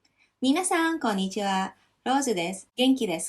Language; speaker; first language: Japanese; non-native, fluent; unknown